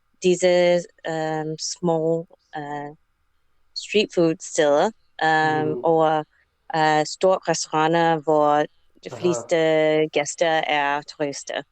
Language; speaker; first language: Danish; non-native, learner; English